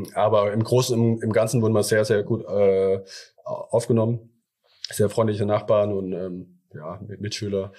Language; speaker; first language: German; early bilingual, other home language; Thai